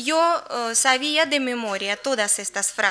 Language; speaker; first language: Spanish; non-native, learner; Russian